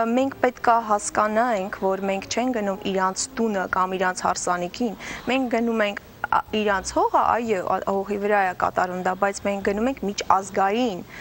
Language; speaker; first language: Armenian; early bilingual, heritage; Russian